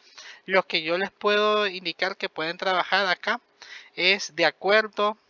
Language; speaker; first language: Spanish; native; Spanish